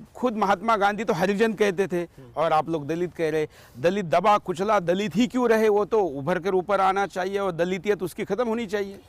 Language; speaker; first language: Hindi; non-native, local second language; Marathi